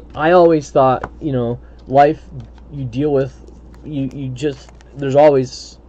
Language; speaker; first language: English; native; English